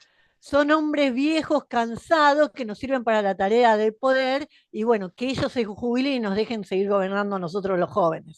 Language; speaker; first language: Spanish; native; Spanish